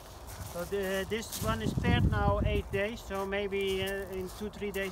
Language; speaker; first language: English; non-native, fluent; Dutch